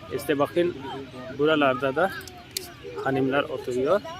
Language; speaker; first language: Turkish; non-native, fluent; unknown